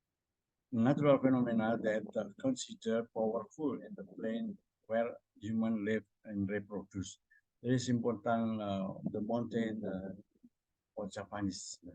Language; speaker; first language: English; non-native, learner; Indonesian